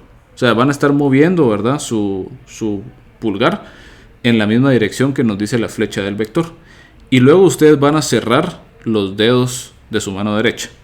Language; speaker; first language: Spanish; native; Spanish